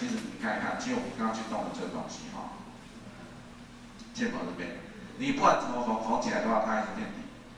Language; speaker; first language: Chinese; native; Chinese